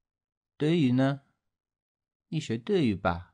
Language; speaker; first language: Chinese; non-native, learner; English